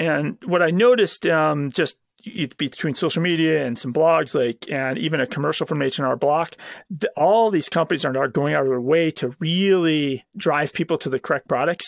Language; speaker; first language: English; native; English